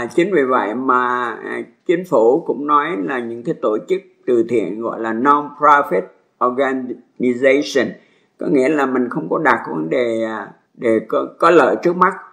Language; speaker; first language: Vietnamese; native; Vietnamese